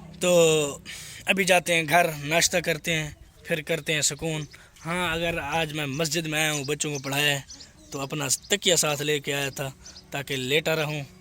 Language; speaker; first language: Urdu; non-native, local second language; Saraiki